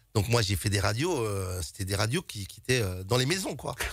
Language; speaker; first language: French; native; French